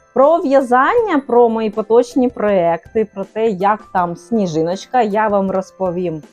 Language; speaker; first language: Ukrainian; non-native, local second language; Russian